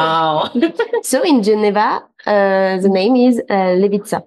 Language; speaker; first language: English; non-native, local second language; French